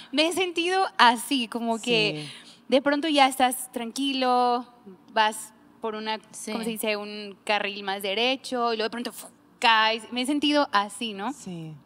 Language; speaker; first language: Spanish; native; Spanish